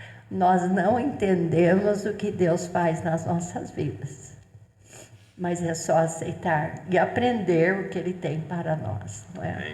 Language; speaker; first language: Portuguese; non-native, fluent; English